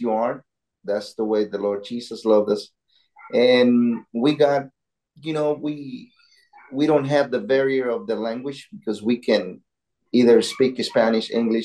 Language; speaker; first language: English; non-native, learner; Spanish